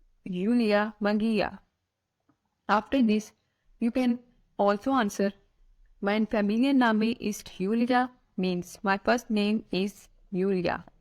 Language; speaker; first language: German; non-native, learner; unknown